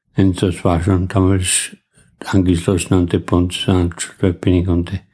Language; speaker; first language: German; native; German